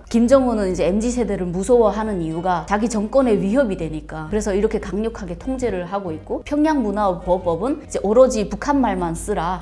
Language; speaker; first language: Korean; native; Korean